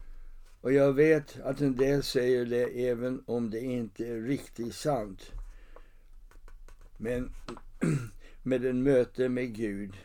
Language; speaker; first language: Swedish; non-native, fluent; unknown